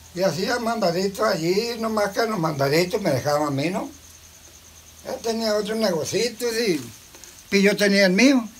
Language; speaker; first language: Spanish; native; Spanish